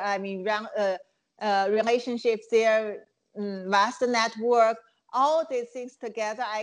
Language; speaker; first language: English; non-native, fluent; Chinese